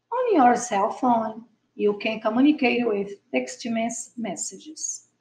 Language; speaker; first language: English; non-native, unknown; Portuguese